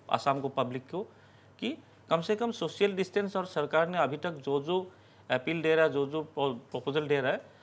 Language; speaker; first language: Hindi; non-native, local second language; Assamese